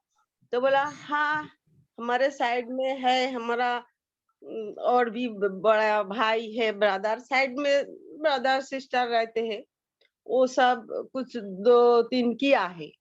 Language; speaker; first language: Hindi; non-native, local second language; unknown